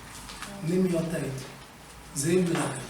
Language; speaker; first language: Dutch; non-native, learner; Lingala